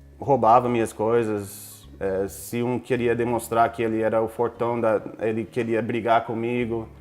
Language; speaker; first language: Portuguese; non-native, fluent; English